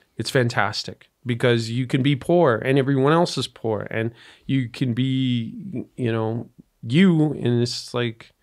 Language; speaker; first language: English; native; English